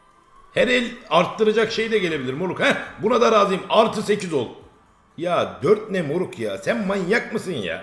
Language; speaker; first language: Turkish; native; Turkish